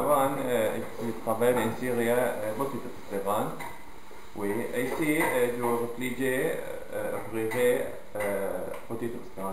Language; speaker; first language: French; non-native, learner; Arabic